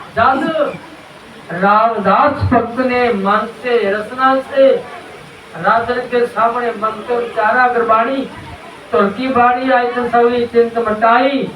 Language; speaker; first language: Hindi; non-native, local second language; Punjabi